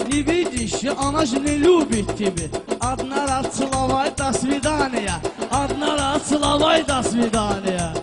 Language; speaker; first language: Russian; non-native, learner; Talysh